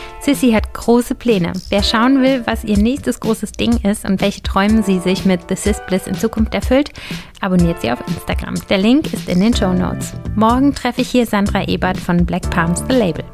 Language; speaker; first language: German; native; German